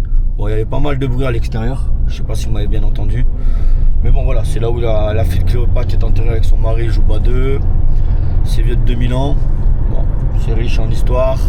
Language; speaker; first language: French; native; French